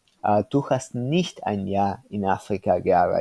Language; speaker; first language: German; non-native, fluent; Spanish